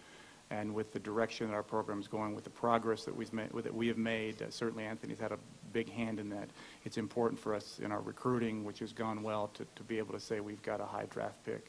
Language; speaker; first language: English; native; English